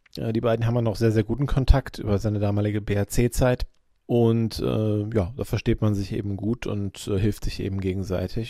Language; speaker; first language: German; native; German